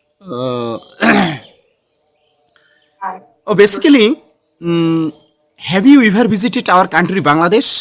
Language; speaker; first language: English; non-native, learner; Bangla